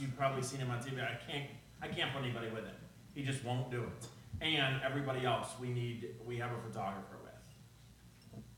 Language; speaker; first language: English; native; English